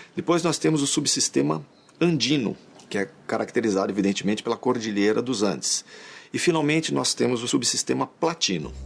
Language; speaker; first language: Portuguese; native; Portuguese